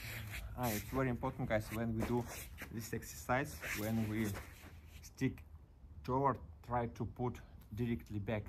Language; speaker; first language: English; non-native, learner; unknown